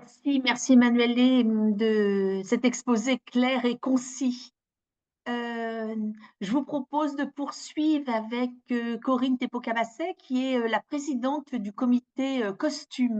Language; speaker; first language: French; native; French